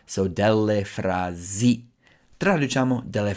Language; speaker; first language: Italian; non-native, fluent; English